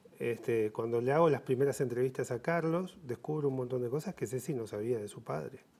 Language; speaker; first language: Spanish; native; Spanish